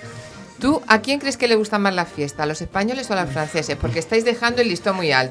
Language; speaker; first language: Spanish; native; Spanish